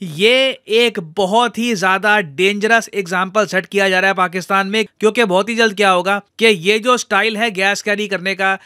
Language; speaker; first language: Hindi; native; Hindi